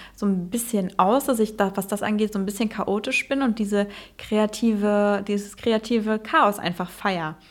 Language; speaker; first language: German; early bilingual, heritage; Dutch